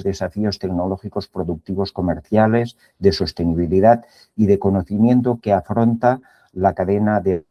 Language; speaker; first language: Spanish; native; Spanish